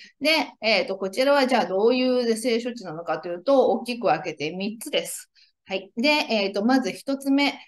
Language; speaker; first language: Japanese; native; Japanese